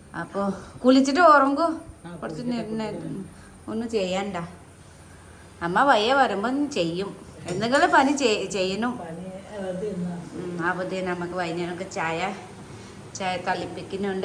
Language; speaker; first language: Malayalam; non-native, learner; Nepali